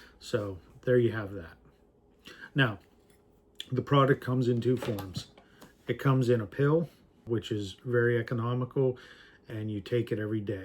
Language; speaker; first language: English; native; English